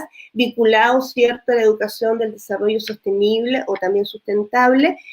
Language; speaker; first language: Spanish; native; Spanish